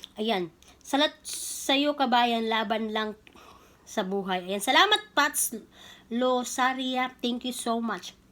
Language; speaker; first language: Filipino; non-native, local second language; Cebuano